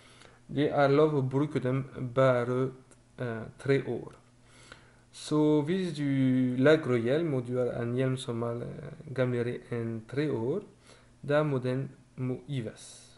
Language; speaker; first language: Norwegian; non-native, fluent; French